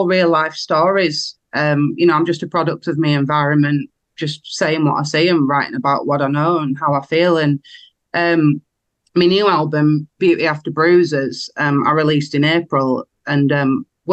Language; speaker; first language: English; native; English